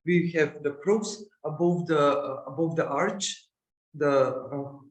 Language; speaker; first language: English; non-native, learner; Macedonian